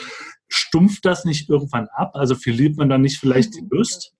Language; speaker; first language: German; native; German